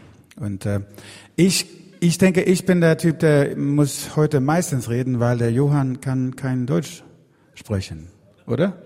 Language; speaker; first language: German; non-native, learner; Swedish